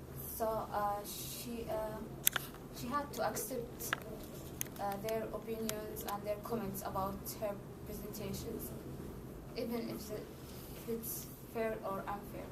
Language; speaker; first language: English; non-native, learner; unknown